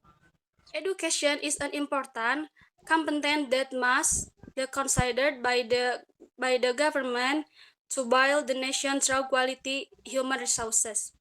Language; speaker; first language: English; non-native, learner; Indonesian